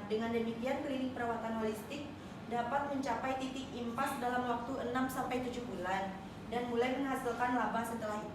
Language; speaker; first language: Indonesian; native; Indonesian